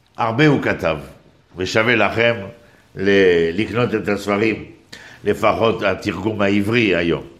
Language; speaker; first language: Hebrew; non-native, fluent; French